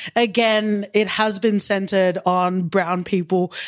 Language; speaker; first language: English; native; English